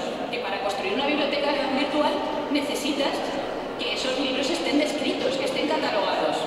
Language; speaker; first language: Spanish; native; Spanish